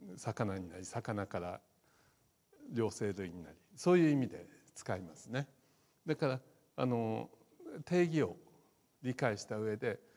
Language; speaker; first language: Japanese; native; Japanese